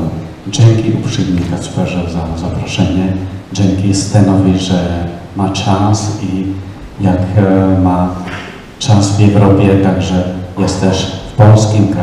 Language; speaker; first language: Polish; non-native, learner; Czech